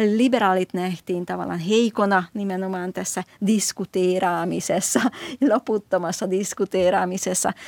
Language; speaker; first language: Finnish; non-native, fluent; Hungarian